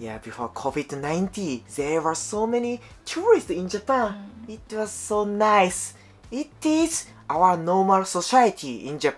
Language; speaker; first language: English; non-native, learner; Japanese